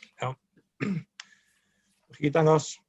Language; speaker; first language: Welsh; native; Welsh